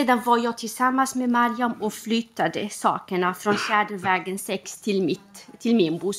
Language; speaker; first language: Swedish; non-native, fluent; Arabic